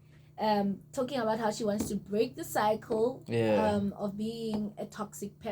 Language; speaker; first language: English; non-native, local second language; Zulu